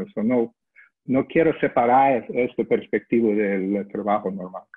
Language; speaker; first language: Spanish; non-native, fluent; English